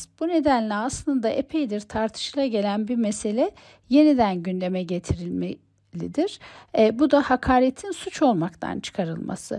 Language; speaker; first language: Turkish; native; Turkish